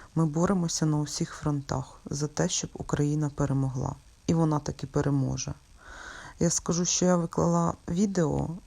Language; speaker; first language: Ukrainian; non-native, local second language; Russian